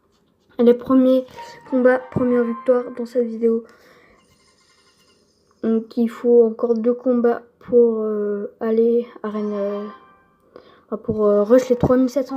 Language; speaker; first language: French; native; French